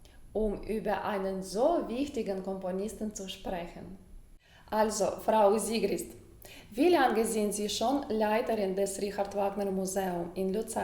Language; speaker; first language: German; non-native, fluent; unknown